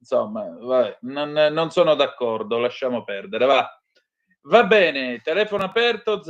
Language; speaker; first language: Italian; native; Italian